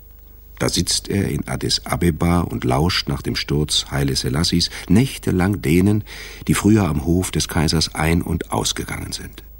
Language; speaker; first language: German; native; German